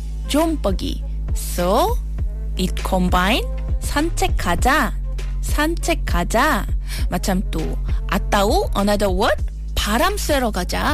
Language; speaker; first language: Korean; non-native, fluent; Malay